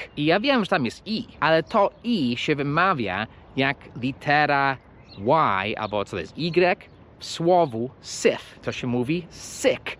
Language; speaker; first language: Polish; non-native, fluent; English